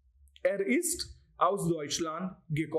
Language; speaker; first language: German; non-native, learner; Gujarati